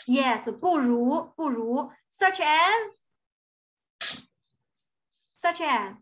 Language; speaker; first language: English; non-native, fluent; Chinese